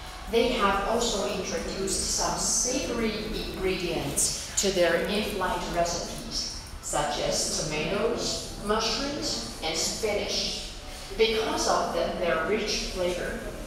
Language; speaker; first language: English; non-native, fluent; Chinese